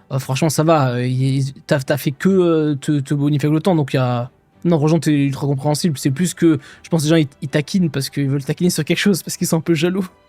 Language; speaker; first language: French; native; French